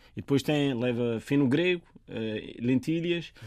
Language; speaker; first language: Portuguese; non-native, fluent; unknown